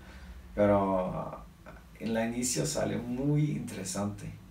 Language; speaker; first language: Spanish; non-native, learner; Norwegian